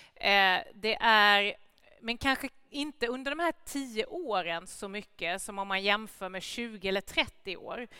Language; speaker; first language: Swedish; native; Swedish